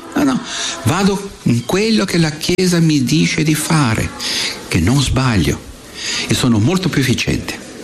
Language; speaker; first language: Italian; non-native, fluent; Portuguese